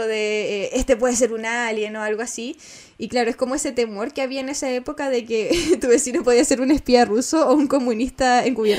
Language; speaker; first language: Spanish; native; Spanish